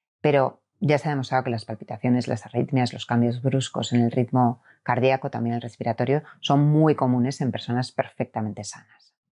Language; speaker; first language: Spanish; native; Spanish